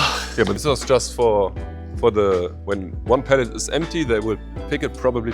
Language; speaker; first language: English; non-native, fluent; German